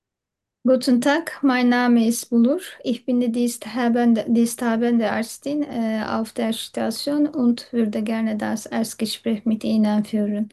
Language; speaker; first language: German; non-native, learner; Turkish